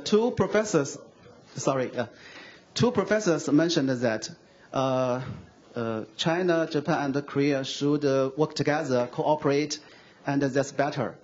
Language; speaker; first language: English; non-native, fluent; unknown